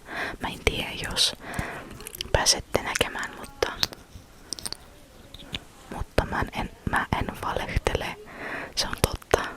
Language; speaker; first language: Finnish; non-native, fluent; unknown